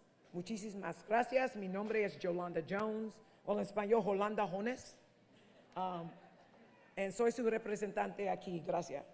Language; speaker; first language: Spanish; non-native, learner; English